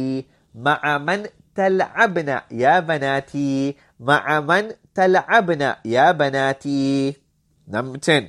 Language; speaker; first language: Arabic; non-native, fluent; English